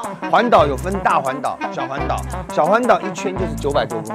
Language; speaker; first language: Chinese; native; Chinese